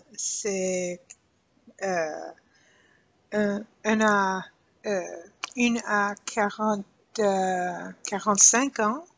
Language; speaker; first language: French; non-native, learner; English